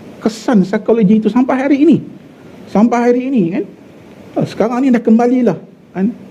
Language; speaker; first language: Malay; native; Malay